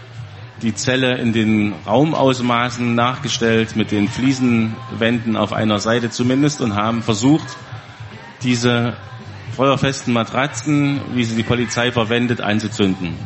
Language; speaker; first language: German; native; German